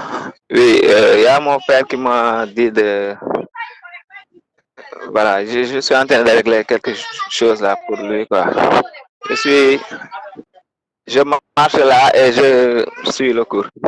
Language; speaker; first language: French; non-native, local second language; Wolof